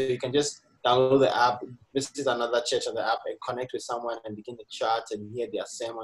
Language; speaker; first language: English; non-native, local second language; Akan